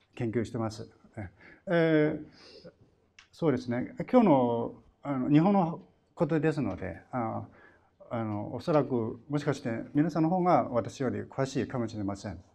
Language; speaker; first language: Japanese; non-native, fluent; Chinese